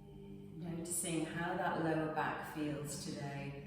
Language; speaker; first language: English; native; English